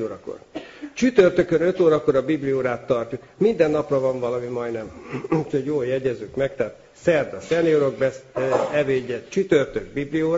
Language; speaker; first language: Hungarian; native; Hungarian